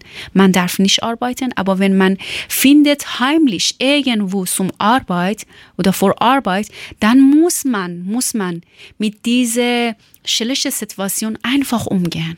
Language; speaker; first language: German; non-native, learner; Persian